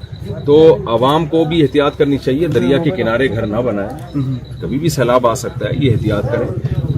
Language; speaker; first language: Urdu; native; Urdu